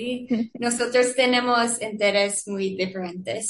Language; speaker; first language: Spanish; non-native, learner; English